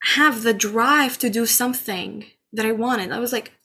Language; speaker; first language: English; non-native, fluent; Arabic